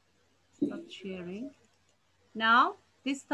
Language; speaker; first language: English; non-native, fluent; Turkish